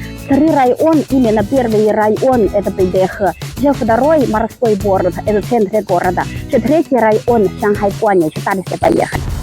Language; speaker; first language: Russian; non-native, learner; Chinese